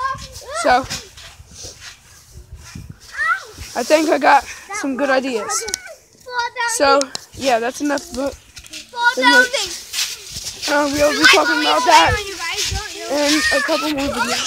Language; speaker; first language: English; native; English